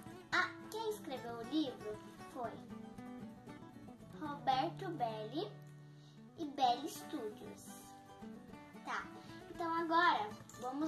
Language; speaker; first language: Portuguese; native; Portuguese